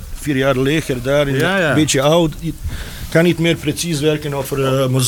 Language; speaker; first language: Dutch; non-native, learner; Bosnian